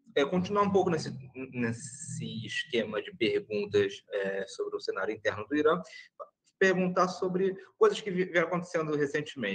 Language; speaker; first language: Portuguese; native; Portuguese